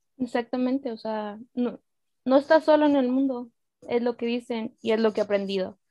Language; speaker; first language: Spanish; native; Spanish